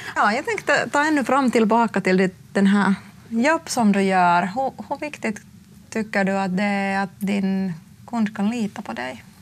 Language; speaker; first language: Swedish; non-native, local second language; Finnish